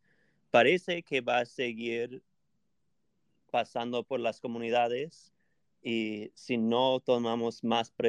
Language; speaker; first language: Spanish; non-native, fluent; English